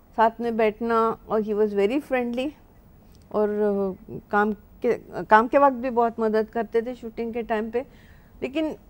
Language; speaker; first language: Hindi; non-native, local second language; Marathi